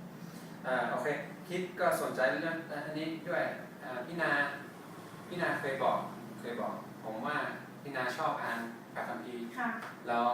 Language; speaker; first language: Thai; non-native, fluent; English